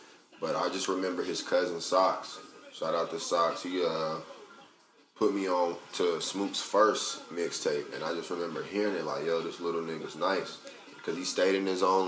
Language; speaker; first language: English; native; English